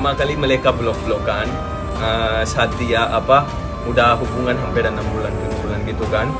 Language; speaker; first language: Indonesian; non-native, fluent; Hindi